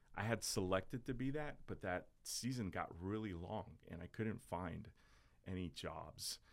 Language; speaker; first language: English; native; English